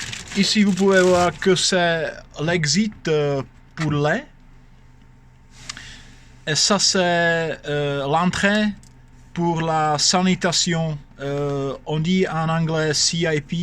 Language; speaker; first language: French; non-native, fluent; Czech